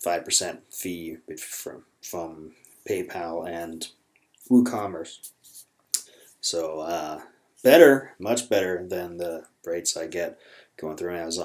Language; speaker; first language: English; native; English